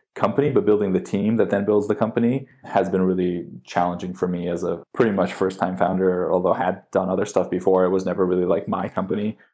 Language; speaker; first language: English; native; English